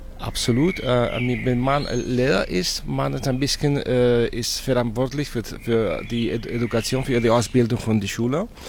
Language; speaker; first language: German; non-native, fluent; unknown